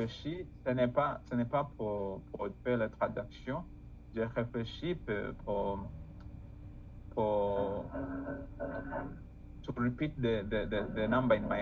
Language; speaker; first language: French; non-native, learner; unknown